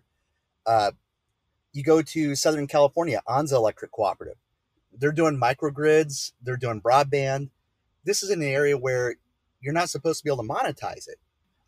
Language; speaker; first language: English; native; English